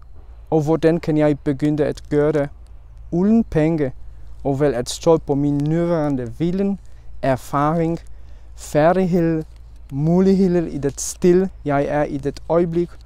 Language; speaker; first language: Danish; non-native, learner; Polish